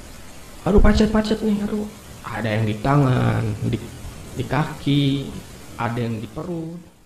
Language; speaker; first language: Malay; native; Malay